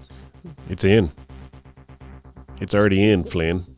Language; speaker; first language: English; native; English